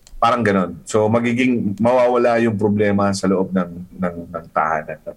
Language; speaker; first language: Filipino; native; Filipino